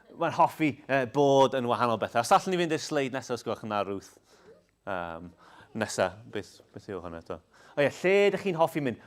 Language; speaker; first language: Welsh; non-native, local second language; English